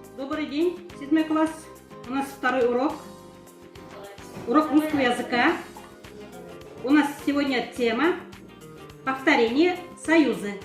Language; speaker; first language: Russian; non-native, local second language; Bashkir